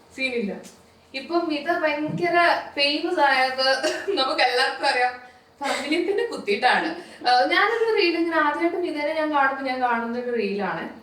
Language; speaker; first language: Malayalam; native; Malayalam